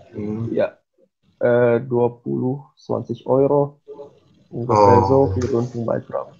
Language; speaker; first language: German; non-native, fluent; Indonesian